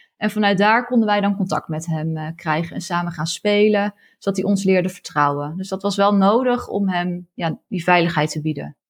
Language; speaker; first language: Dutch; native; Dutch